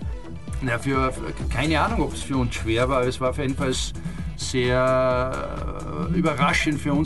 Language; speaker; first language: German; native; German